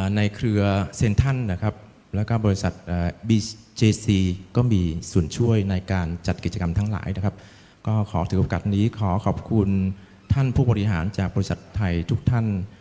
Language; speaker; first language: Thai; non-native, fluent; Vietnamese